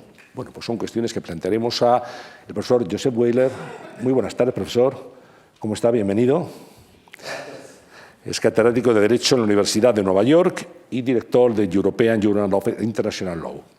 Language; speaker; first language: Spanish; native; Spanish